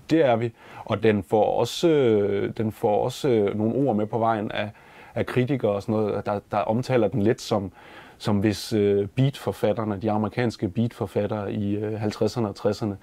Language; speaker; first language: Danish; native; Danish